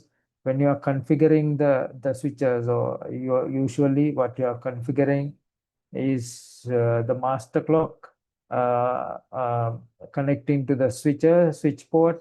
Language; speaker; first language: English; non-native, fluent; Sinhala